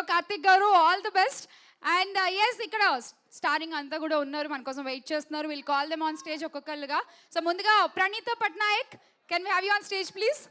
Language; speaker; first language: Telugu; native; Telugu